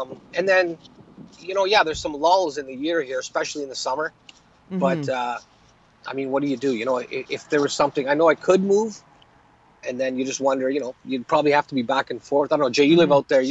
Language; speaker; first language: English; native; English